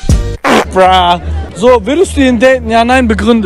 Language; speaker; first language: German; native; German